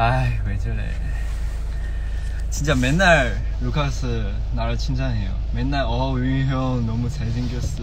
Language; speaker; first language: Korean; non-native, learner; Chinese